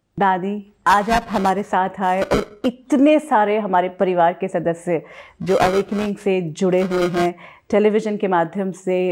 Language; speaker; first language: Hindi; native; Hindi